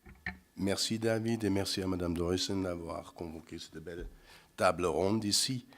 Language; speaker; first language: French; non-native, fluent; German